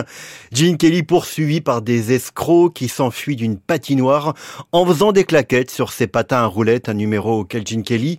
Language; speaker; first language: French; native; French